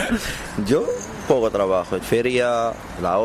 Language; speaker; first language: Spanish; non-native, learner; Arabic